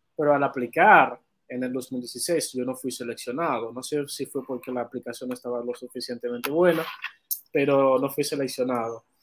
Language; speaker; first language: Spanish; non-native, fluent; Haitian Creole